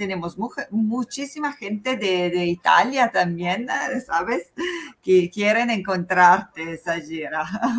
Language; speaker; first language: Spanish; non-native, fluent; Italian